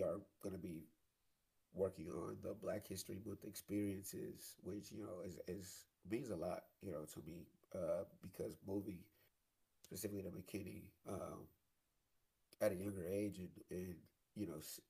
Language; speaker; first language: English; native; English